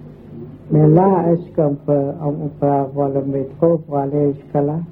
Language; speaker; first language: French; non-native, learner; Vietnamese